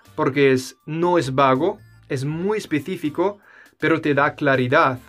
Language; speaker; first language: Spanish; non-native, fluent; German